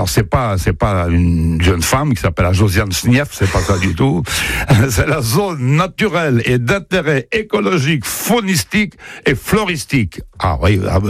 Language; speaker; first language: French; native; French